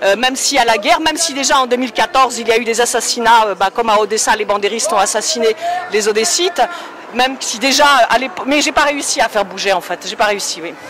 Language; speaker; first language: French; non-native, fluent; Polish